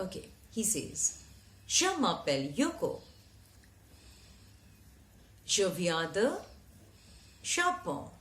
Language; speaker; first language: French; non-native, fluent; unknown